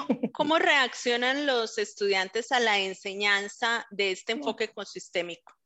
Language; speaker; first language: Spanish; native; Spanish